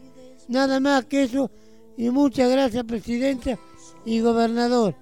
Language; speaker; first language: Spanish; native; Spanish